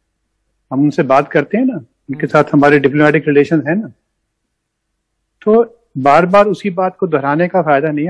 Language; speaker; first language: Hindi; native; Hindi